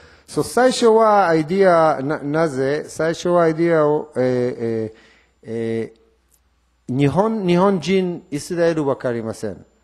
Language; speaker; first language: Japanese; non-native, learner; Hebrew